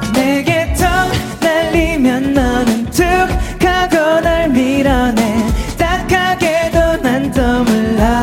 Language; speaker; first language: Korean; native; Korean